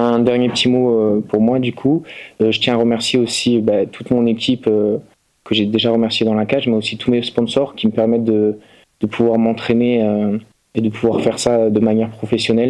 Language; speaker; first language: French; native; French